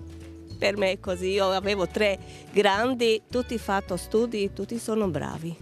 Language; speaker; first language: Italian; non-native, learner; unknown